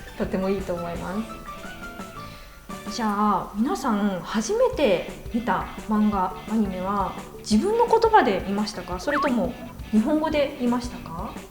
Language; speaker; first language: Japanese; native; Japanese